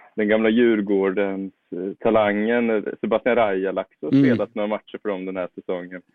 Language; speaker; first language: Swedish; native; Swedish